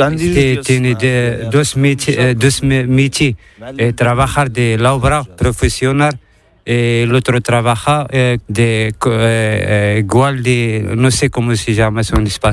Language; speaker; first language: Spanish; non-native, learner; Arabic